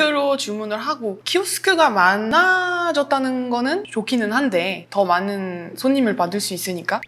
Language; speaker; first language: Korean; non-native, fluent; French